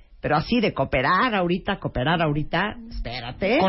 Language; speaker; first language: Spanish; native; Spanish